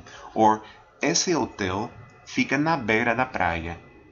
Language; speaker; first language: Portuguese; non-native, fluent; English